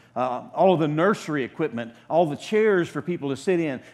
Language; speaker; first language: English; native; English